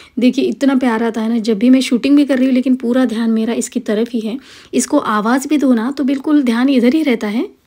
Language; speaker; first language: Hindi; non-native, local second language; Marathi